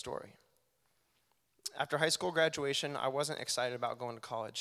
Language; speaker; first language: English; native; English